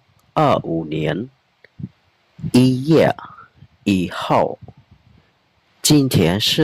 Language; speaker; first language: Chinese; non-native, fluent; Khmer